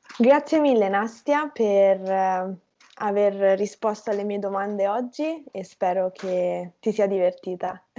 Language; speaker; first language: Italian; native; Italian